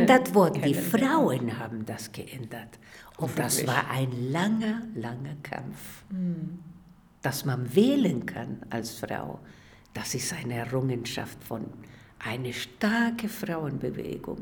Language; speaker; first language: German; non-native, fluent; Spanish